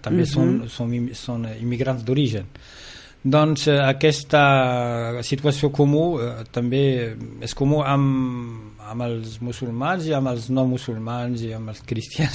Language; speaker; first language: Catalan; non-native, fluent; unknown